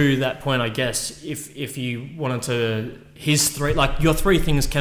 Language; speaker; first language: English; native; English